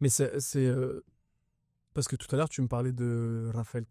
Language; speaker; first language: French; native; French